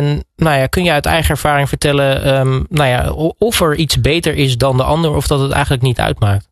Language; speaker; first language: Dutch; native; Dutch